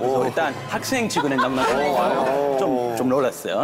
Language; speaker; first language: Korean; non-native, fluent; English